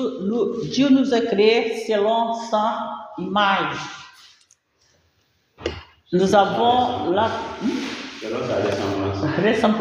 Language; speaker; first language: French; non-native, learner; Portuguese